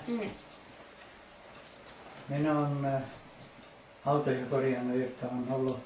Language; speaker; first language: Finnish; early bilingual, heritage; English